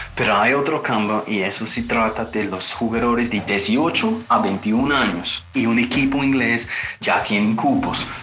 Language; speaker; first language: Spanish; non-native, fluent; English